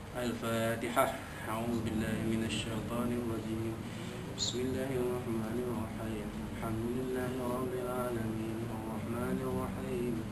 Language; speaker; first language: Arabic; non-native, learner; Malay